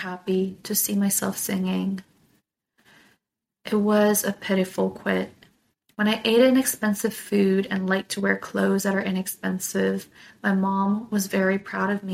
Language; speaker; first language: English; non-native, fluent; Korean